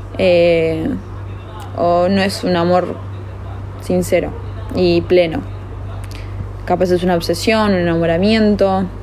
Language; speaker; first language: Spanish; native; Spanish